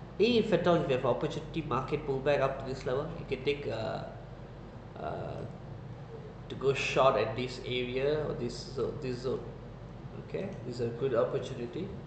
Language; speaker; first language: English; non-native, local second language; Tamil